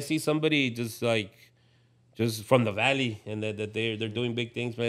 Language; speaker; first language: English; early bilingual, other home language; Spanish